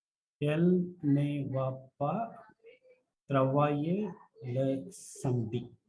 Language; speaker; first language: French; non-native, learner; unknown